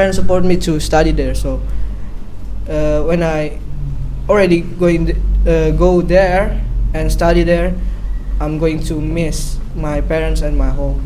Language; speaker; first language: English; non-native, learner; Indonesian